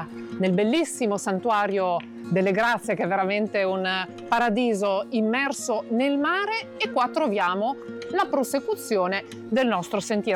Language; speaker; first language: Italian; native; Italian